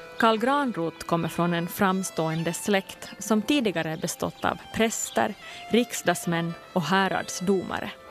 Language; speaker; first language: Swedish; native; Swedish